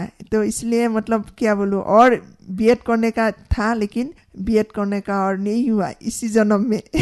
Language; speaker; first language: Hindi; non-native, local second language; Assamese